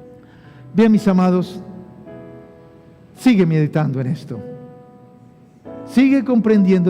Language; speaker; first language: Spanish; native; Spanish